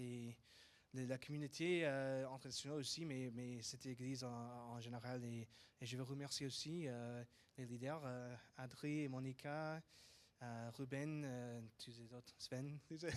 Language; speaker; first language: French; non-native, fluent; English